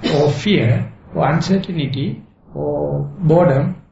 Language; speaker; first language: English; non-native, local second language; Sinhala